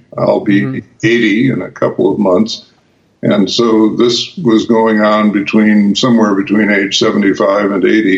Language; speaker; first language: English; native; English